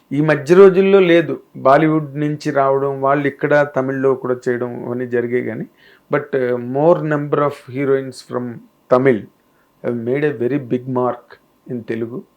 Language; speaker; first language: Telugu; native; Telugu